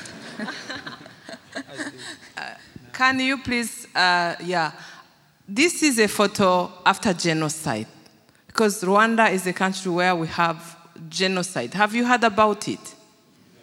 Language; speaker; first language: English; non-native, local second language; Kinyarwanda